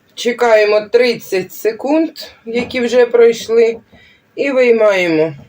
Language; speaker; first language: Ukrainian; non-native, local second language; Russian